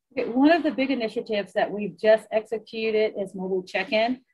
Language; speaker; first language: English; native; English